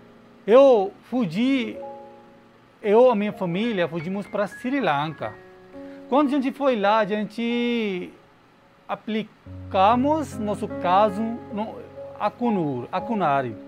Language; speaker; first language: Portuguese; non-native, learner; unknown